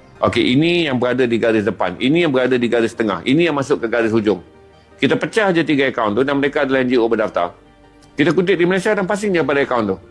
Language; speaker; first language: Malay; native; Malay